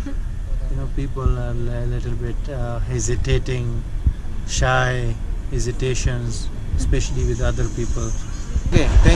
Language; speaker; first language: English; non-native, local second language; Urdu